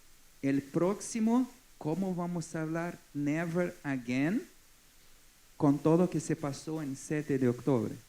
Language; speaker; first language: Spanish; non-native, fluent; Portuguese